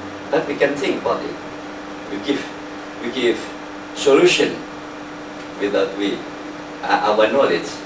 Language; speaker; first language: English; non-native, learner; Indonesian